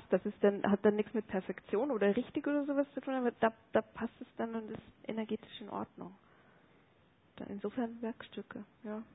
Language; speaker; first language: German; native; German